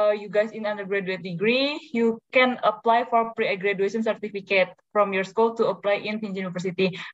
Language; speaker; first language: English; non-native, learner; Indonesian